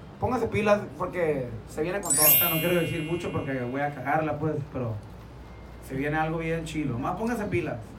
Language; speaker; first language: Spanish; early bilingual, heritage; Spanish